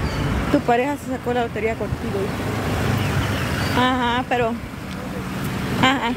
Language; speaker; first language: Spanish; native; Spanish